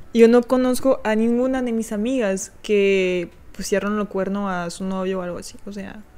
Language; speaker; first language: Spanish; non-native, fluent; French